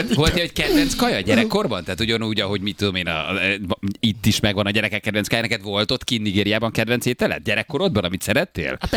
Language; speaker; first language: Hungarian; native; Hungarian